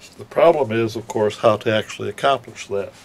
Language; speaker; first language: English; native; English